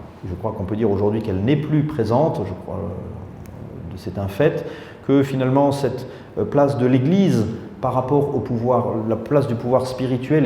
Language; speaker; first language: French; native; French